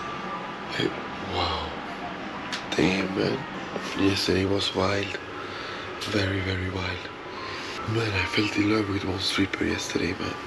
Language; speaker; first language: English; non-native, learner; Portuguese